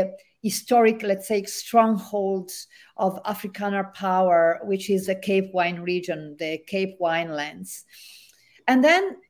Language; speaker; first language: English; non-native, fluent; Italian